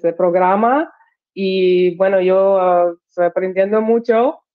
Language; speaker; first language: Spanish; non-native, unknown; Russian